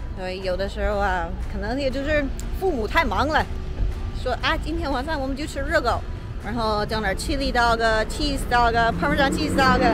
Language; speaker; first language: Chinese; early bilingual, heritage; Chinese